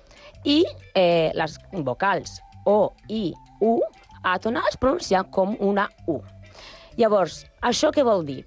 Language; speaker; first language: Catalan; non-native, learner; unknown